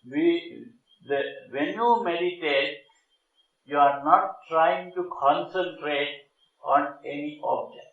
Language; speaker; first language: English; non-native, local second language; Sinhala